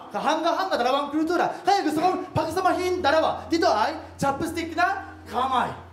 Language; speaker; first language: Filipino; non-native, learner; Japanese